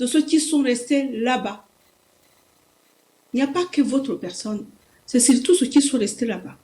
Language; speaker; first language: French; non-native, local second language; Kinyarwanda